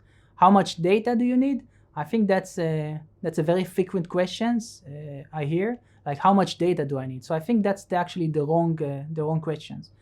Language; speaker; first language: English; non-native, fluent; Hebrew